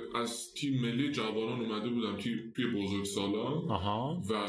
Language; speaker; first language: Persian; non-native, local second language; Azerbaijani